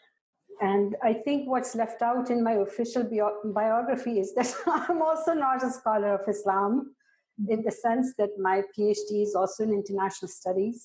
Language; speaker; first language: English; non-native, local second language; Urdu